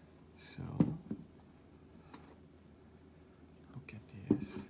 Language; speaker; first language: English; non-native, learner; Korean